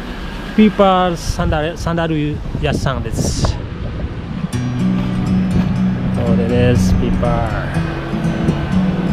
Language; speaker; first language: Japanese; non-native, learner; Indonesian